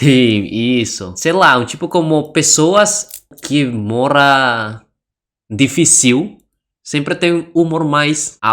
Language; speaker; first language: Portuguese; non-native, learner; Indonesian